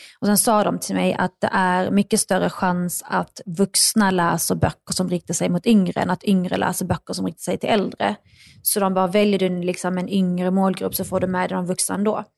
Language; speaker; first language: Swedish; early bilingual, other home language; Arabic